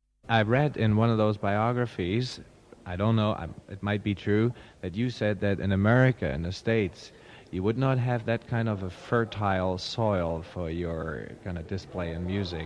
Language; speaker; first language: English; non-native, fluent; German